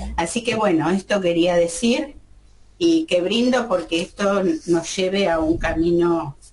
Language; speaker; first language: Spanish; native; Spanish